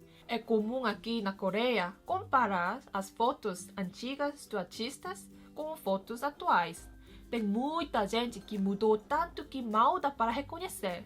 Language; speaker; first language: Portuguese; non-native, fluent; Korean